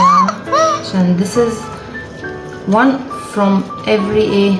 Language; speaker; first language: English; non-native, learner; Arabic